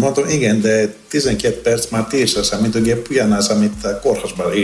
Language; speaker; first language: Hungarian; non-native, learner; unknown